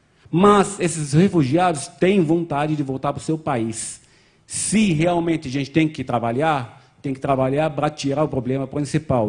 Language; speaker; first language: Portuguese; non-native, fluent; Arabic